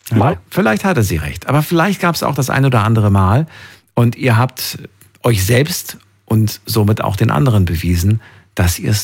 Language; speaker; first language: German; native; German